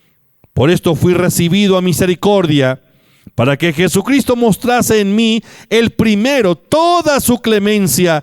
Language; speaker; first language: Spanish; native; Spanish